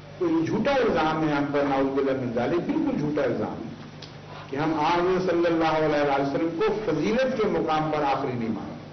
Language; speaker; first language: Urdu; native; Urdu